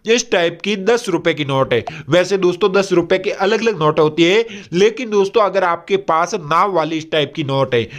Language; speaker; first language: Hindi; non-native, local second language; Gujarati